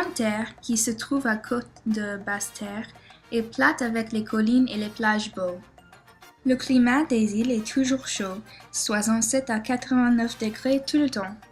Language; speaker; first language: French; non-native, learner; English